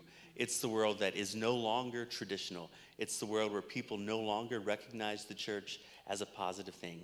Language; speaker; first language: English; native; English